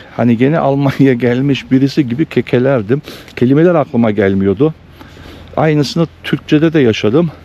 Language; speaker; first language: Turkish; early bilingual, heritage; Turkish